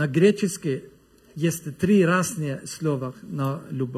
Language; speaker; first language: Russian; non-native, learner; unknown